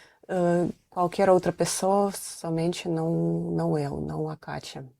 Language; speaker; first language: Portuguese; non-native, fluent; Russian